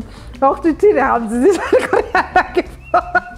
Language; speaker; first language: German; non-native, fluent; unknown